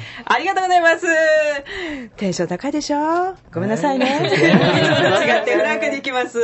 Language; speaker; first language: Japanese; native; Japanese